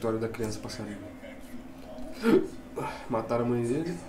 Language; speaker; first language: Portuguese; native; Portuguese